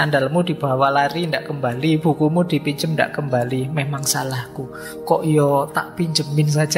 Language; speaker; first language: Indonesian; native; Indonesian